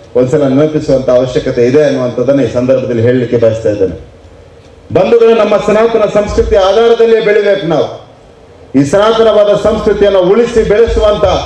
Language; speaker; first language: Kannada; non-native, local second language; Tulu